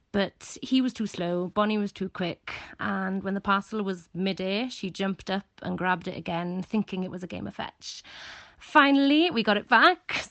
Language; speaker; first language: English; native; English